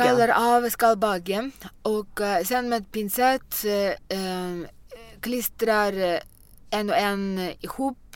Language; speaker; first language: Swedish; non-native, fluent; Russian